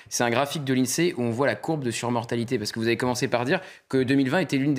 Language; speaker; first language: French; native; French